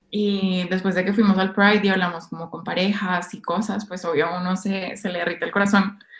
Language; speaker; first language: Spanish; native; Spanish